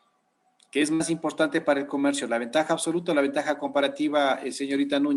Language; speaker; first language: Spanish; native; Spanish